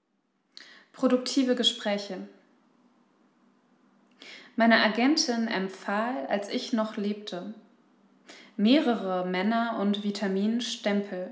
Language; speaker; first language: German; native; German